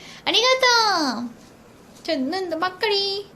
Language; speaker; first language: Japanese; native; Japanese